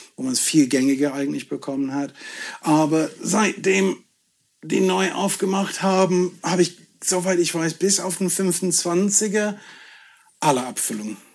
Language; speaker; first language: German; non-native, fluent; English